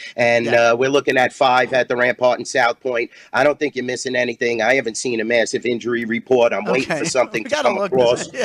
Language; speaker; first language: English; native; English